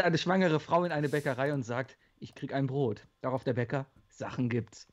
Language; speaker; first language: German; native; German